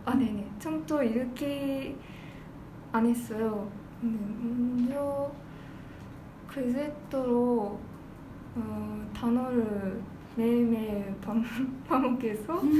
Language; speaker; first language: Korean; non-native, learner; Japanese